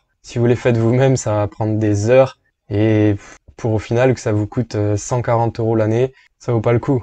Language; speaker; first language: French; native; French